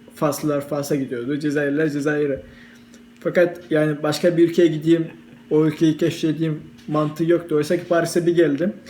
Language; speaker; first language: Turkish; early bilingual, heritage; Turkish